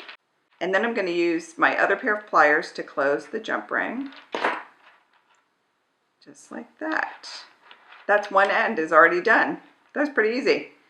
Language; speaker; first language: English; native; English